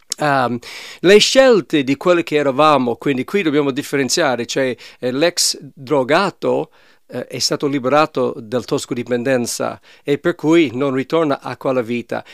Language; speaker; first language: Italian; non-native, fluent; English